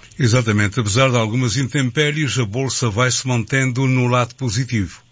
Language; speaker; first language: Portuguese; native; Portuguese